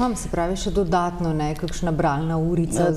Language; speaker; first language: Slovenian; native; Slovenian